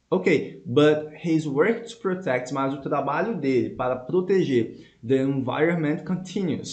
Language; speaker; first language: English; non-native, fluent; Portuguese